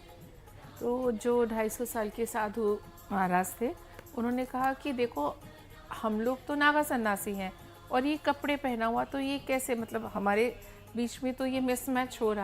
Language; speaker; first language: Hindi; native; Hindi